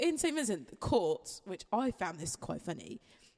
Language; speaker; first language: English; native; English